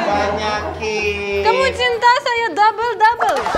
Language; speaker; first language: Indonesian; non-native, learner; Russian